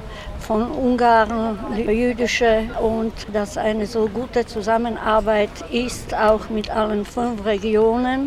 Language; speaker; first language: German; non-native, local second language; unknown